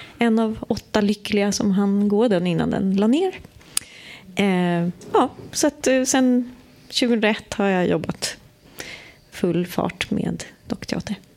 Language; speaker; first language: Swedish; native; Swedish